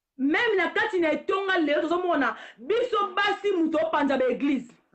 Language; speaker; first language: Lingala; non-native, local second language; Kituba (Democratic Republic of Congo)